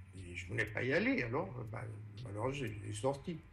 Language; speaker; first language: French; non-native, fluent; Portuguese